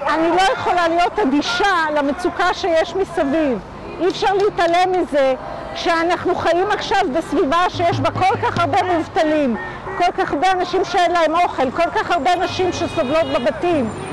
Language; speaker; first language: Hebrew; native; Hebrew